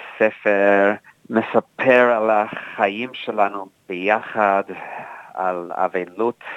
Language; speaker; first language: Hebrew; non-native, fluent; English